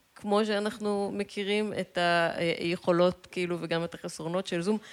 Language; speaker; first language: Hebrew; early bilingual, other home language; Russian